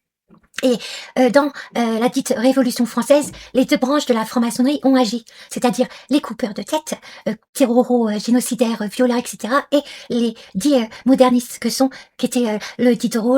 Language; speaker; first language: French; non-native, local second language; Arabic